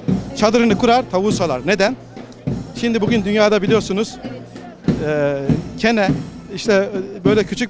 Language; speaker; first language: Turkish; native; Turkish